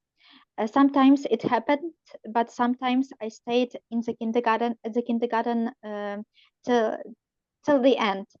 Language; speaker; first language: English; non-native, learner; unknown